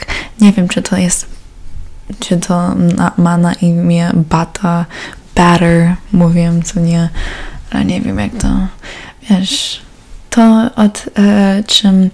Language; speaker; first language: Polish; early bilingual, heritage; Polish